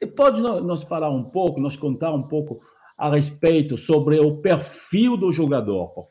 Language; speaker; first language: Portuguese; non-native, fluent; French